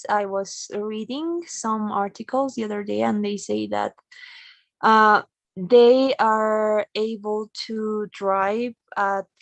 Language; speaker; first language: English; non-native, learner; Spanish